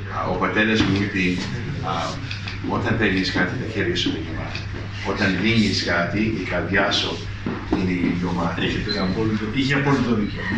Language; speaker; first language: Greek; early bilingual, heritage; Greek